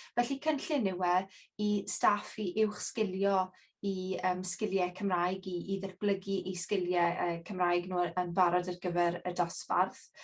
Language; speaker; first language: Welsh; native; Welsh